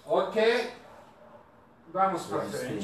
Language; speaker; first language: Portuguese; non-native, learner; Persian